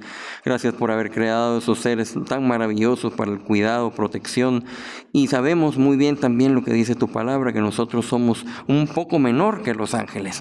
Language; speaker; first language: Spanish; native; Spanish